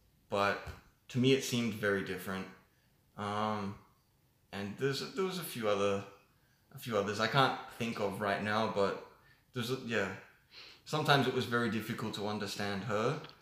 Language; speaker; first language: English; native; English